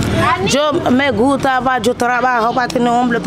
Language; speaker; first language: Spanish; non-native, learner; Haitian Creole